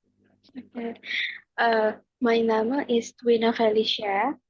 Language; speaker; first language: German; non-native, learner; Indonesian